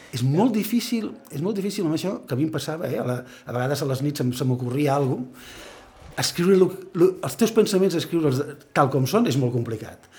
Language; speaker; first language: Catalan; native; Catalan